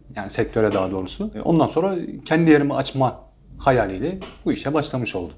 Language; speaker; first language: Turkish; native; Turkish